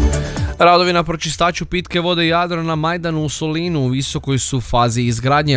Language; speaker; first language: Croatian; native; Croatian